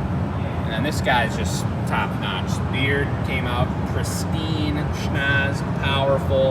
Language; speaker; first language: English; native; English